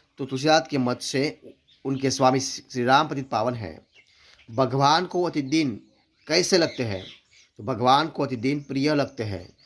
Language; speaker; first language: Hindi; non-native, local second language; Gujarati